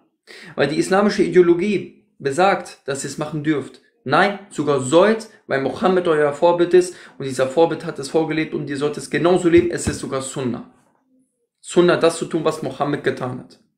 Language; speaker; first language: German; native; German